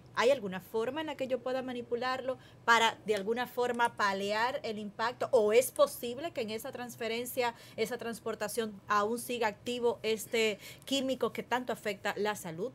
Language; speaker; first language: Spanish; native; Spanish